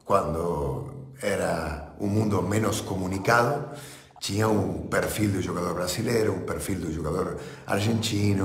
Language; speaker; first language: Portuguese; non-native, fluent; Spanish